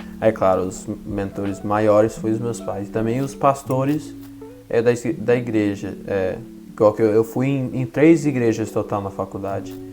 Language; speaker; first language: Portuguese; early bilingual, heritage; Portuguese